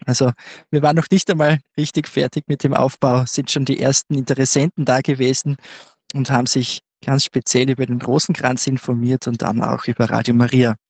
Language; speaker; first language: German; native; German